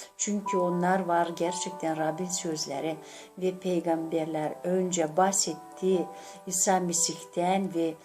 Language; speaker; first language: Turkish; non-native, learner; Gagauz